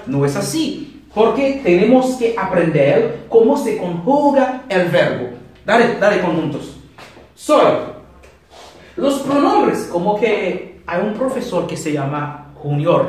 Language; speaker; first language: Spanish; non-native, learner; Haitian Creole